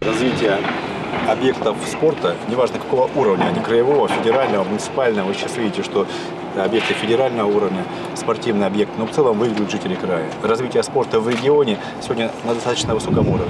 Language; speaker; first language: Russian; native; Russian